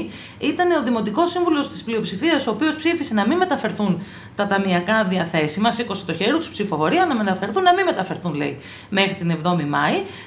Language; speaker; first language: Greek; native; Greek